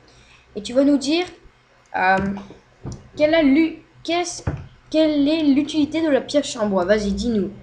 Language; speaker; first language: French; native; French